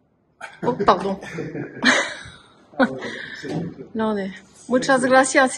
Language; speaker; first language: Spanish; non-native, learner; French